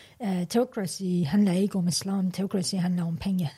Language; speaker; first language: Danish; non-native, learner; Persian